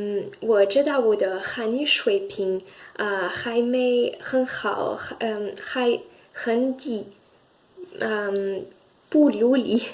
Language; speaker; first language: Chinese; non-native, learner; French